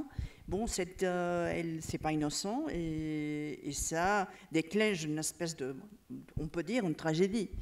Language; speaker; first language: French; non-native, fluent; Catalan